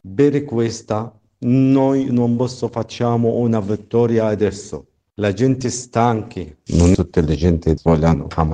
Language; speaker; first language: Italian; non-native, learner; Arabic